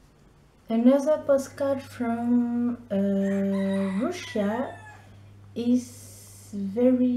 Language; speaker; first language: English; non-native, learner; French